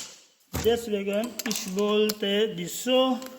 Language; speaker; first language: German; non-native, learner; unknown